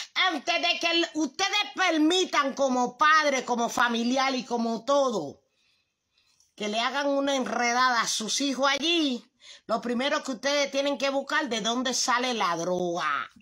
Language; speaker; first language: Spanish; native; Spanish